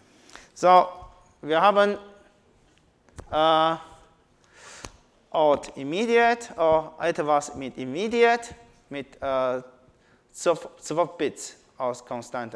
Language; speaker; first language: German; non-native, learner; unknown